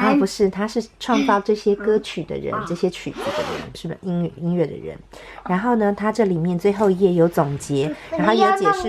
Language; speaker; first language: Chinese; native; Chinese